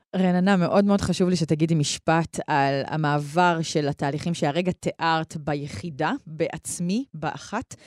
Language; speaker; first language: Hebrew; native; Hebrew